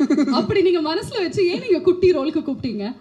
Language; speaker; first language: Tamil; native; Tamil